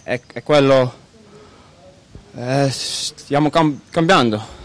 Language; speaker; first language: Italian; non-native, learner; Danish